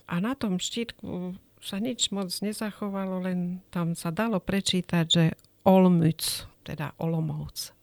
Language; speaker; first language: Slovak; native; Slovak